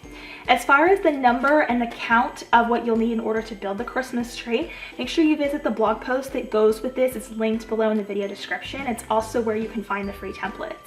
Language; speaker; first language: English; native; English